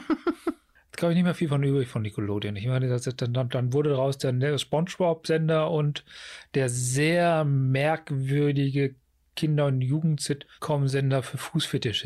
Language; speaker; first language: German; native; German